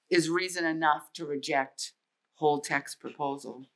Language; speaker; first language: English; native; English